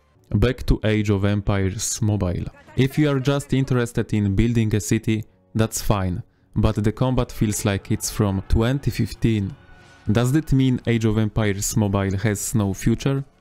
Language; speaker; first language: English; non-native, fluent; Polish